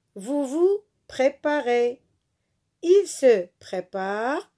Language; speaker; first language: French; non-native, local second language; Arabic